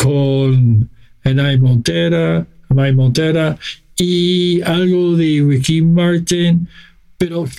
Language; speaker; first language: Spanish; non-native, fluent; English